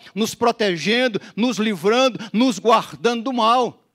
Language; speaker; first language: Portuguese; native; Portuguese